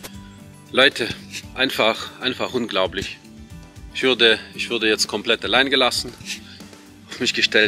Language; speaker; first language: German; non-native, fluent; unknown